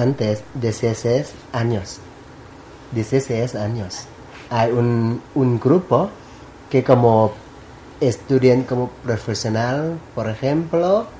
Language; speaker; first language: Spanish; non-native, learner; Thai